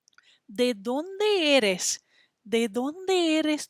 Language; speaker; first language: Spanish; non-native, fluent; English